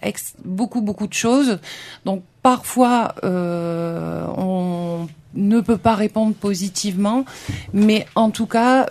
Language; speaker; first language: French; native; French